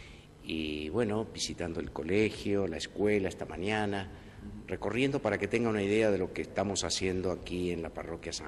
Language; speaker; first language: Spanish; native; Spanish